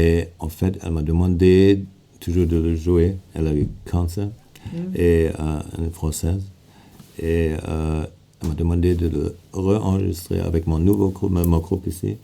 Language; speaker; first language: French; non-native, fluent; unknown